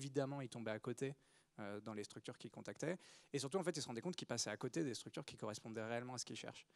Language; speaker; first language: French; native; French